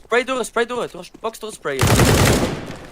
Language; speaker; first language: German; native; German